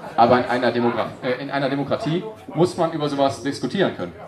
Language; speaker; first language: German; native; German